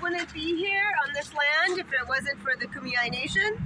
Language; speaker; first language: English; native; English